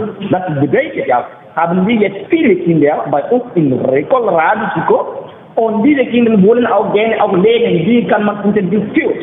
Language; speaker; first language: German; non-native, learner; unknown